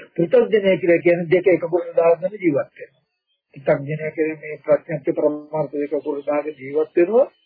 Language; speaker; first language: Sinhala; native; Sinhala